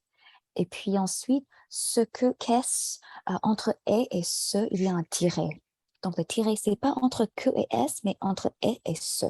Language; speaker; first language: French; native; French